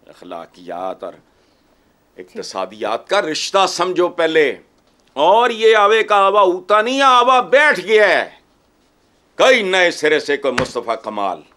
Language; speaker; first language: Urdu; non-native, local second language; Punjabi